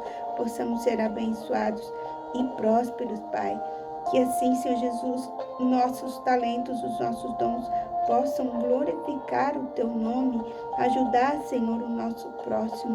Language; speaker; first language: Portuguese; native; Portuguese